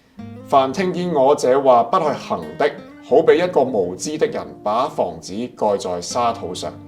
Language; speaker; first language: Cantonese; native; Cantonese